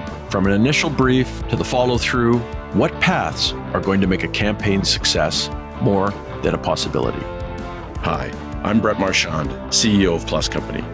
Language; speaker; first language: English; native; English